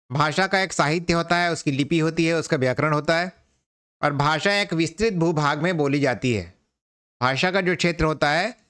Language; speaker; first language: Hindi; native; Hindi